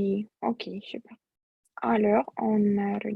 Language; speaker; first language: French; non-native, fluent; Russian